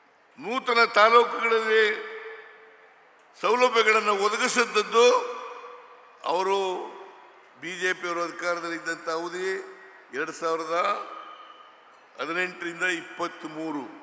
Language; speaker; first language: Kannada; native; Kannada